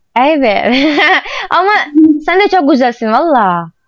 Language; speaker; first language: Turkish; non-native, learner; Indonesian